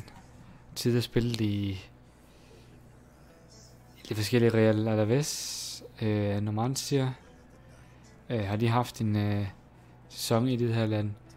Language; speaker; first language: Danish; native; Danish